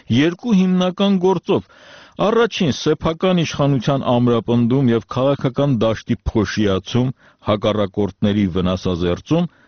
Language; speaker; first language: Armenian; native; Armenian